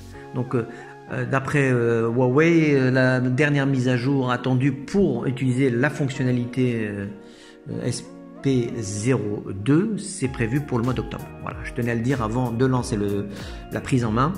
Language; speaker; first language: French; native; French